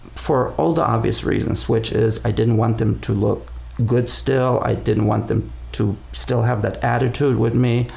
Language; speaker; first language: English; non-native, fluent; Spanish